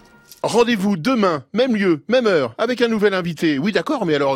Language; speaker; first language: French; native; French